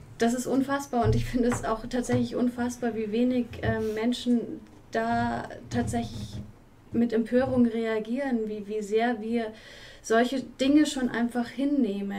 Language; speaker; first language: German; native; German